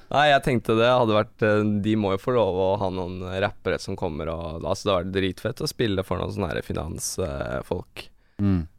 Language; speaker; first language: Norwegian; native; Norwegian